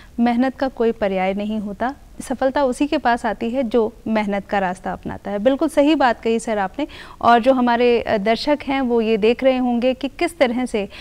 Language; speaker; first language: Hindi; native; Hindi